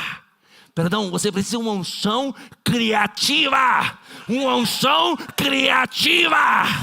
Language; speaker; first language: Portuguese; non-native, fluent; Spanish